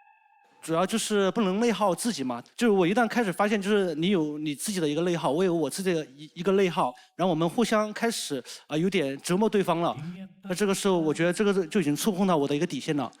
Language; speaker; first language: Chinese; native; Chinese